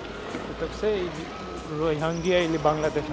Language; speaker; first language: Russian; non-native, learner; Hindi